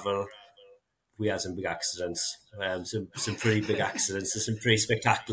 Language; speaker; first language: English; native; English